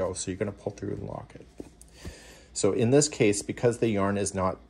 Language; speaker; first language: English; native; English